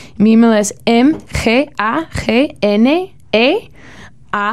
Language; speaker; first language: Spanish; non-native, learner; English